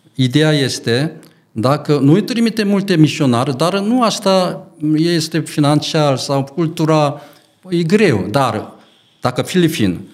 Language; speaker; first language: Romanian; non-native, learner; Korean